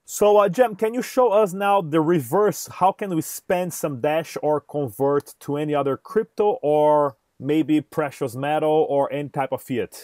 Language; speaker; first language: English; non-native, fluent; Portuguese